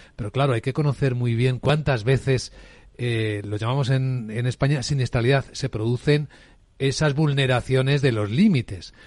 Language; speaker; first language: Spanish; native; Spanish